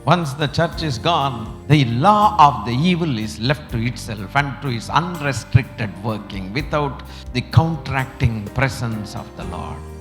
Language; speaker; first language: English; non-native, local second language; Tamil